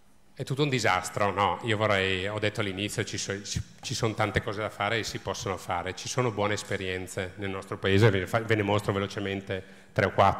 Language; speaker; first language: Italian; native; Italian